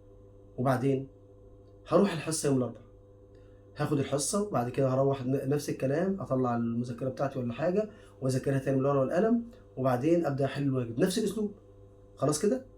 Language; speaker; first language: Arabic; native; Arabic